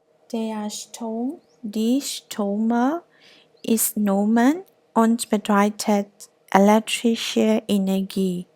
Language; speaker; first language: German; non-native, learner; Burmese